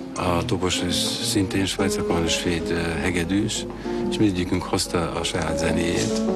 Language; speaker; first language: Hungarian; native; Hungarian